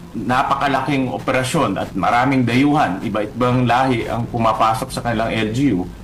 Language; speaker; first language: Filipino; native; Filipino